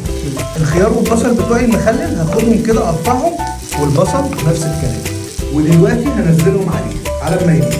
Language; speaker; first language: Arabic; native; Arabic